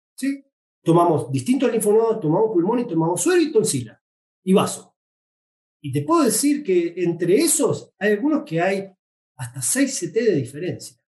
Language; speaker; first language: Spanish; native; Spanish